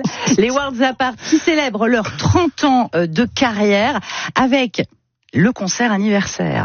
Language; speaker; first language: French; native; French